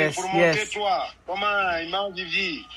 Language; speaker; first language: French; non-native, learner; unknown